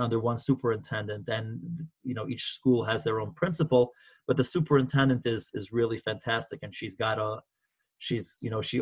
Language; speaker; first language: English; native; English